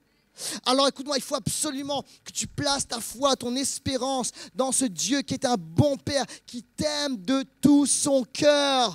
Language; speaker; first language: French; native; French